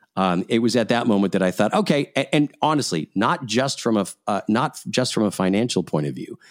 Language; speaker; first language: English; native; English